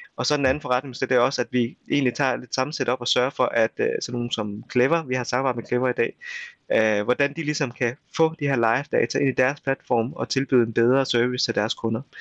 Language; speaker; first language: Danish; early bilingual, other home language; Vietnamese